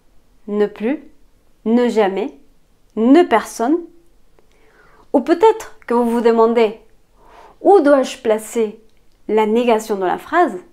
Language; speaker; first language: French; non-native, fluent; Spanish